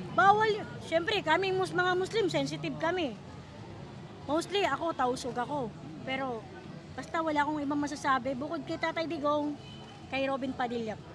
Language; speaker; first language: Filipino; non-native, local second language; Tausug